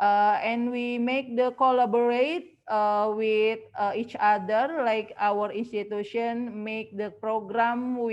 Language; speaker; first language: English; non-native, learner; Indonesian